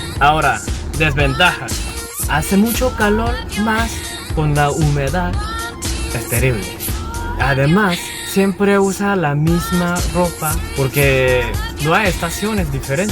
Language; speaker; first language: Spanish; non-native, learner; Korean